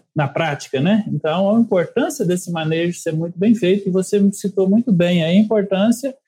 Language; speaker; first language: Portuguese; native; Portuguese